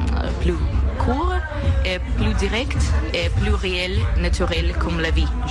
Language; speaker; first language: French; non-native, learner; Russian